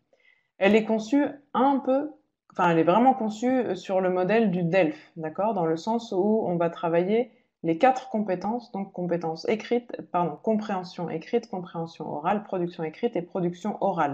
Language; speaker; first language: French; native; French